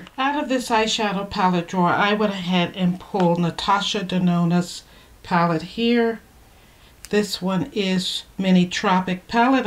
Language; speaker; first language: English; native; English